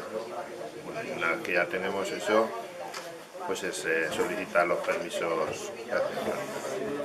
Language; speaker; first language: Spanish; native; Spanish